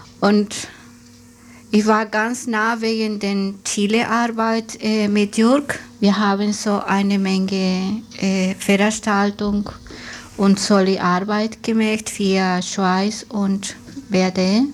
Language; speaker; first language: German; non-native, fluent; Spanish